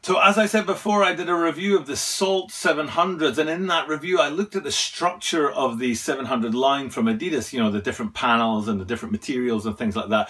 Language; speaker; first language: English; native; English